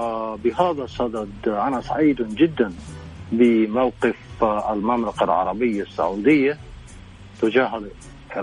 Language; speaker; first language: Arabic; non-native, fluent; Japanese